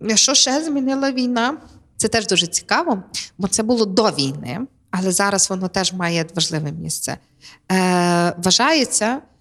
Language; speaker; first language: Ukrainian; native; Ukrainian